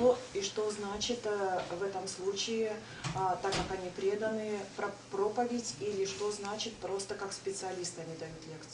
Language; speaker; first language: Russian; native; Russian